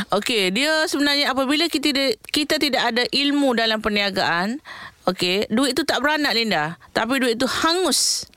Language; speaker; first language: Malay; native; Malay